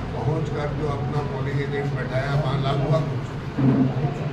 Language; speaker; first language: Hindi; non-native, local second language; Bangla